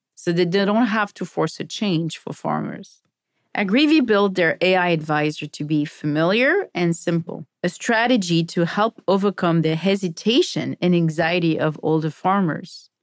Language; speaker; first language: English; non-native, fluent; French